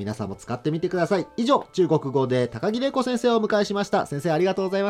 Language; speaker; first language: Japanese; native; Japanese